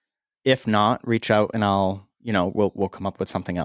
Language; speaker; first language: English; native; English